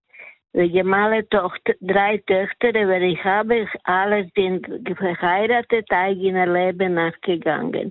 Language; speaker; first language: German; non-native, learner; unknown